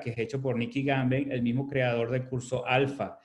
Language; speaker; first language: Spanish; native; Spanish